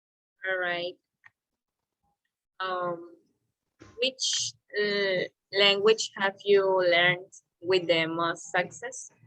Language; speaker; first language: English; non-native, learner; Spanish